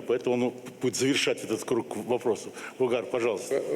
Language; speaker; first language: Russian; native; Russian